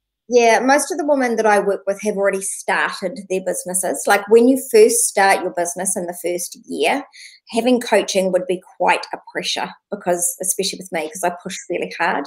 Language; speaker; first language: English; native; English